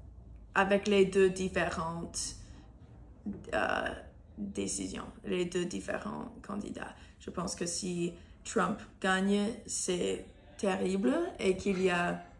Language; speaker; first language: French; non-native, learner; English